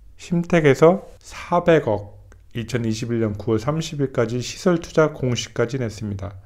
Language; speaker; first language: Korean; native; Korean